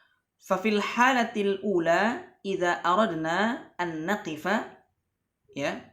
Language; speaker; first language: Arabic; non-native, fluent; Indonesian